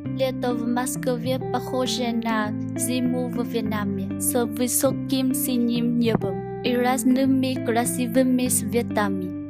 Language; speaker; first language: Russian; non-native, learner; Vietnamese